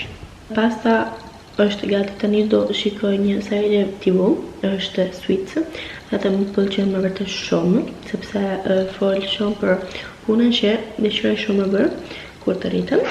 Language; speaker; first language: Albanian; early bilingual, heritage; Albanian